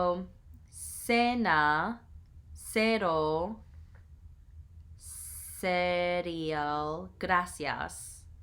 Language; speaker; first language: Spanish; non-native, learner; English